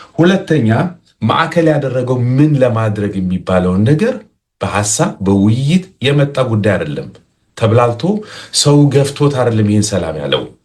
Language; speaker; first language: Amharic; non-native, local second language; Tigrinya